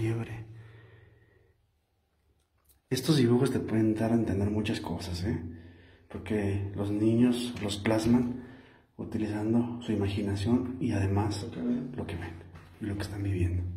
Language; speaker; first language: Spanish; native; Spanish